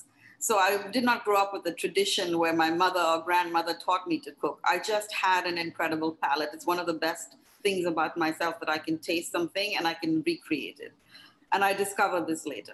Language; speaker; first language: English; non-native, local second language; Hindi